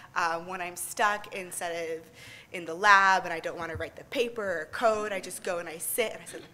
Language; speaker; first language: English; native; English